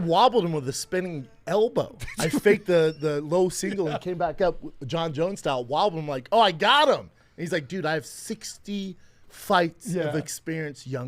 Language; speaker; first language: English; native; English